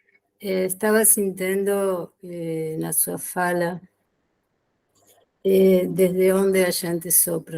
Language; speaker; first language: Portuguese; non-native, learner; Spanish